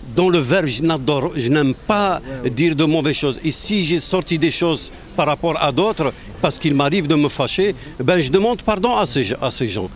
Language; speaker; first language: French; non-native, local second language; Arabic